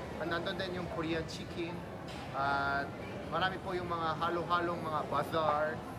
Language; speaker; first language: Filipino; non-native, fluent; Korean